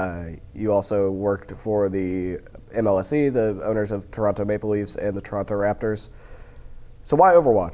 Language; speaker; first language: English; native; English